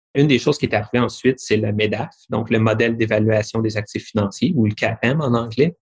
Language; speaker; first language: French; native; French